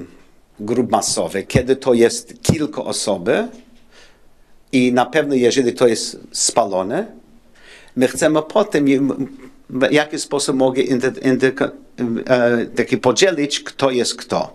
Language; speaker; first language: Polish; non-native, learner; English